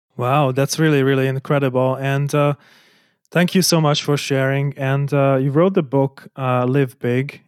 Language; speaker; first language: English; non-native, fluent; Hungarian